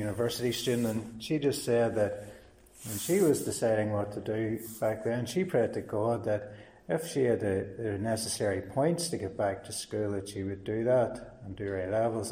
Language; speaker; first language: English; native; English